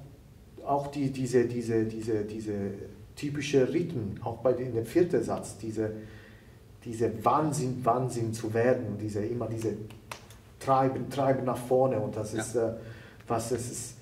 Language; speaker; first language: German; non-native, fluent; Italian